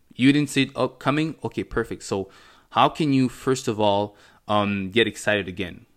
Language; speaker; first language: English; non-native, fluent; French